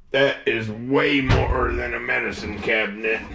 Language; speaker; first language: English; native; English